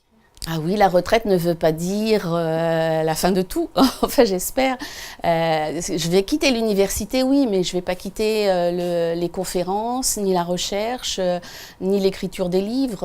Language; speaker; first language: French; native; French